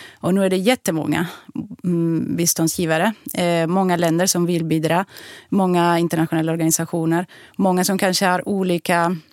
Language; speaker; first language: Swedish; non-native, fluent; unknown